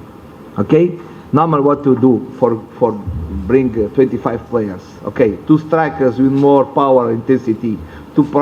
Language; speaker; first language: English; non-native, learner; Portuguese